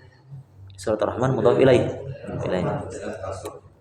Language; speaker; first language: Indonesian; native; Indonesian